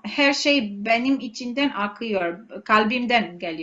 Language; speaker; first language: Turkish; non-native, fluent; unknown